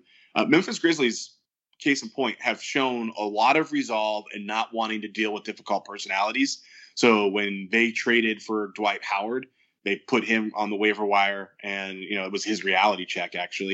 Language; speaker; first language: English; native; English